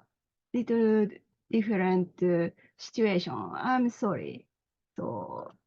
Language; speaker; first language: English; non-native, learner; Japanese